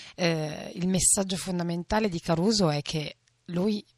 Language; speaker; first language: Italian; native; Italian